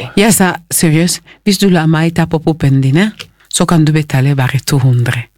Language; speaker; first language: Norwegian; non-native, fluent; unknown